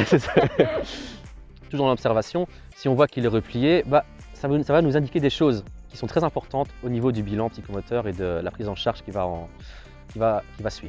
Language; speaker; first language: French; native; French